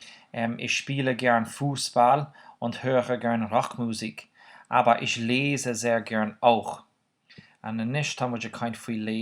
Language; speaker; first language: German; non-native, fluent; Irish